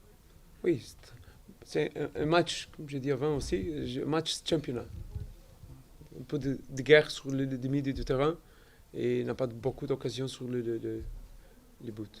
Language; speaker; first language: French; non-native, learner; Portuguese